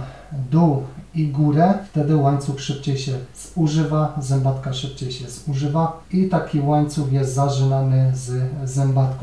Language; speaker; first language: Polish; native; Polish